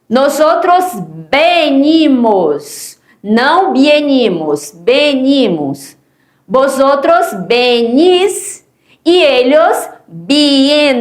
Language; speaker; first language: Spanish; non-native, fluent; Portuguese